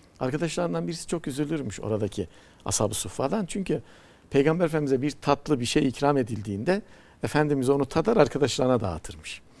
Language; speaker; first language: Turkish; native; Turkish